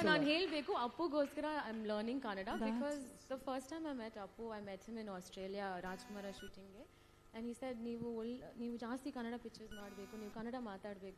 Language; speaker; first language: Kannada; non-native, learner; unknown